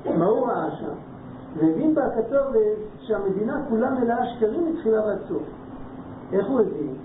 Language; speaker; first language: Hebrew; non-native, fluent; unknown